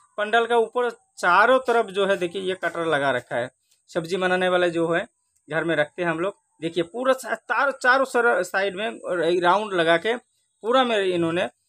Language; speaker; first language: Hindi; non-native, local second language; Bangla